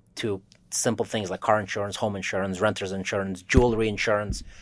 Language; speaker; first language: English; early bilingual, other home language; Russian